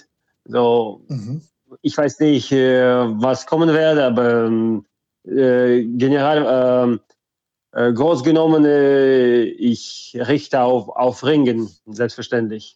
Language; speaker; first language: German; non-native, fluent; Russian